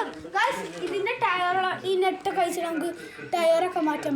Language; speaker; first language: Malayalam; early bilingual, heritage; Malayalam